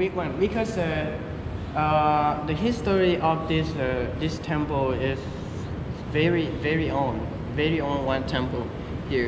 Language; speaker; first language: English; non-native, learner; Lao